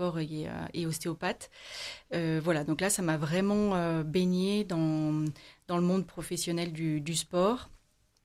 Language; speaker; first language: French; native; French